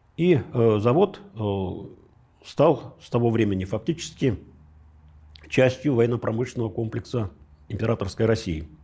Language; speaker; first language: Russian; native; Russian